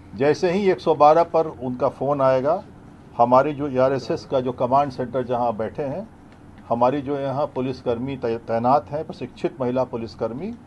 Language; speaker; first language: Hindi; native; Hindi